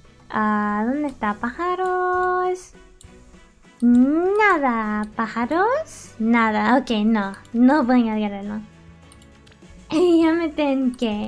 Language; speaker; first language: Spanish; early bilingual, heritage; Spanish